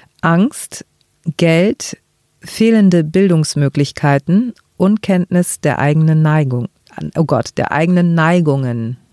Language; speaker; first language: German; early bilingual, other home language; Greek